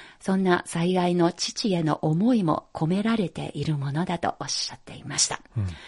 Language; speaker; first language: Japanese; non-native, fluent; Chinese